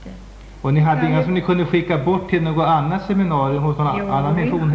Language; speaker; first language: Swedish; native; Swedish